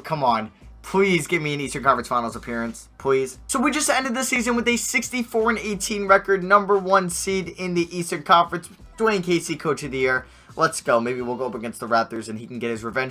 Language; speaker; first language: English; native; English